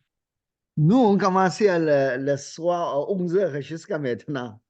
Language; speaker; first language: French; non-native, fluent; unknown